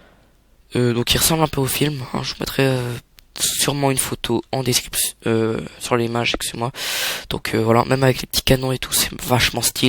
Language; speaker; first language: French; native; French